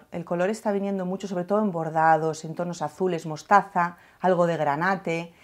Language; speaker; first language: Spanish; native; Spanish